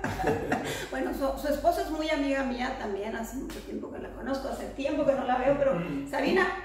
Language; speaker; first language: Spanish; native; Spanish